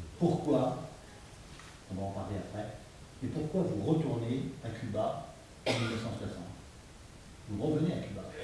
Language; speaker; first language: French; native; French